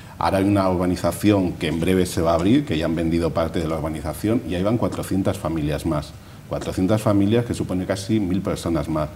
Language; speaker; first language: Spanish; native; Spanish